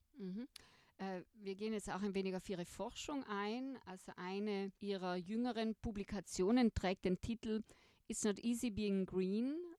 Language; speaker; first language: German; native; German